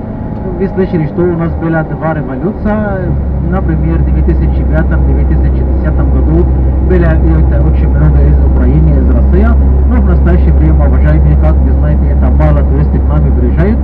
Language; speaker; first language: Russian; non-native, learner; Arabic